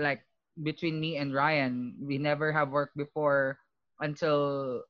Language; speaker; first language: English; non-native, local second language; Filipino